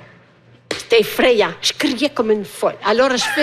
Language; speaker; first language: French; non-native, fluent; Italian